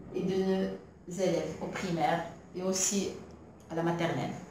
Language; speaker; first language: French; non-native, local second language; Arabic